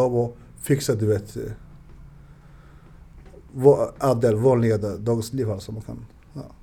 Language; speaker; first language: Swedish; non-native, learner; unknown